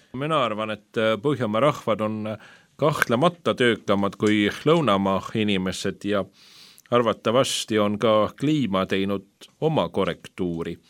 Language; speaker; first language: Estonian; non-native, fluent; Swedish